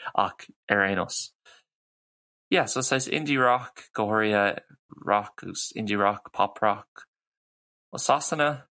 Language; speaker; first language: Irish; non-native, local second language; English